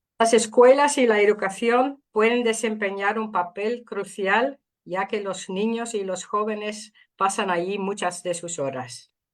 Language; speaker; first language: Spanish; non-native, fluent; Dutch